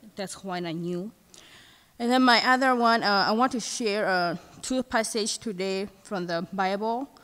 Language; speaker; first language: English; non-native, fluent; Thai